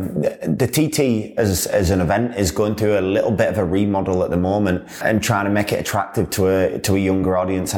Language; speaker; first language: English; native; English